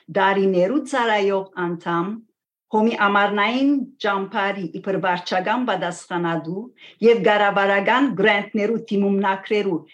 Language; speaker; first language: Armenian; native; Armenian